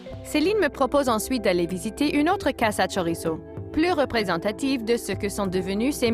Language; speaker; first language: French; native; French